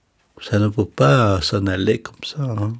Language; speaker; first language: French; non-native, fluent; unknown